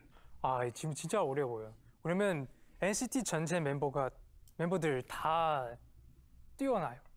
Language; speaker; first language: Korean; non-native, fluent; Chinese